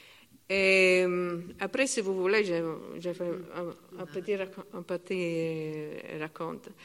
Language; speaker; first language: French; non-native, learner; Italian